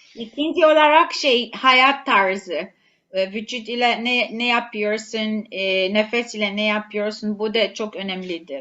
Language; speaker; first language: Turkish; non-native, learner; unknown